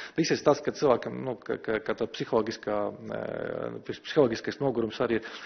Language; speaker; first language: Latvian; non-native, local second language; Russian